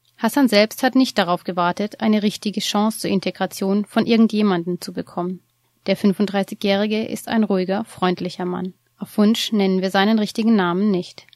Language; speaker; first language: German; native; German